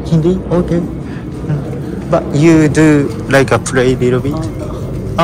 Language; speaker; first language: English; non-native, learner; Japanese